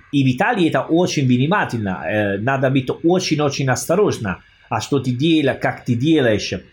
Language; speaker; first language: Russian; non-native, learner; Italian